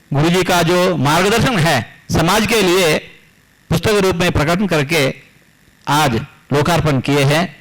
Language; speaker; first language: Hindi; non-native, local second language; Kannada